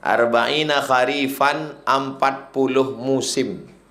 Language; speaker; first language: Arabic; non-native, fluent; Indonesian